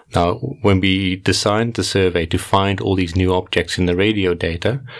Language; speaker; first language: English; non-native, fluent; Dutch